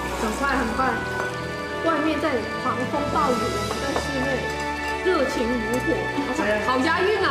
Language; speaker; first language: Chinese; non-native, local second language; Cantonese